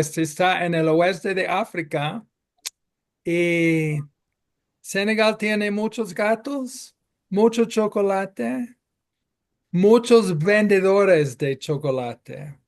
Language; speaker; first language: Spanish; non-native, fluent; English